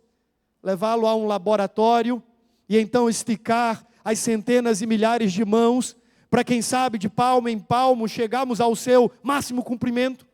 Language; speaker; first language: Portuguese; native; Portuguese